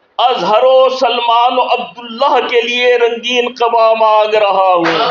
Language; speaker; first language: Urdu; native; Urdu